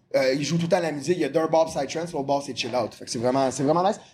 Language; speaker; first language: French; native; French